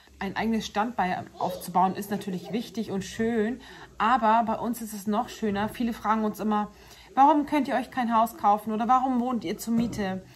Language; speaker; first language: German; early bilingual, other home language; Turkish